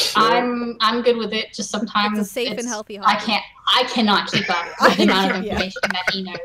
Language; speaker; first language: English; native; English